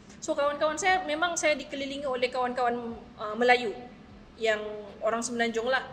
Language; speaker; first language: Malay; native; Malay